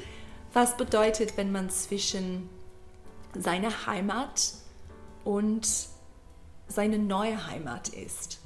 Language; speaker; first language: German; non-native, learner; English